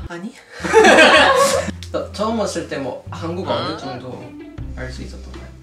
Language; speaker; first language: Korean; non-native, fluent; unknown